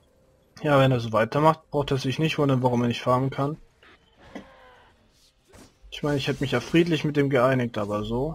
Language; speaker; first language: German; native; German